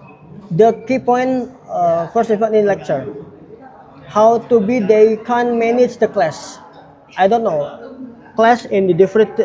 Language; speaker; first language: English; non-native, learner; Indonesian